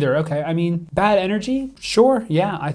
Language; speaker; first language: English; native; English